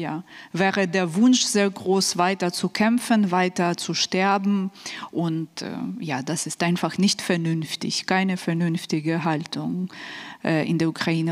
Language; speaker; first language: German; non-native, fluent; Ukrainian